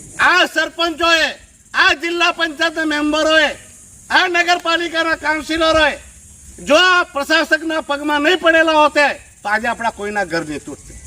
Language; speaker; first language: Gujarati; non-native, local second language; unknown